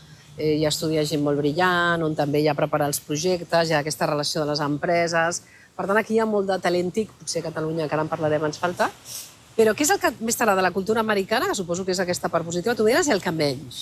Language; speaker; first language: Catalan; native; Catalan